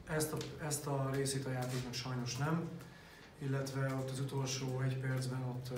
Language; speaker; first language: Hungarian; native; Hungarian